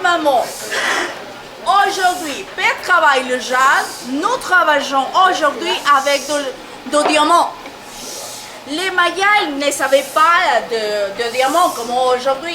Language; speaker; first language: French; non-native, learner; Spanish